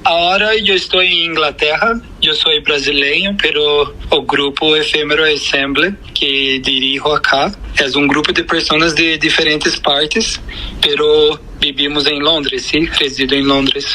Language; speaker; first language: Spanish; non-native, fluent; Portuguese